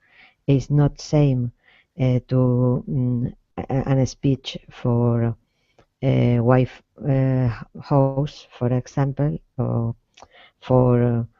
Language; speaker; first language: English; non-native, learner; Spanish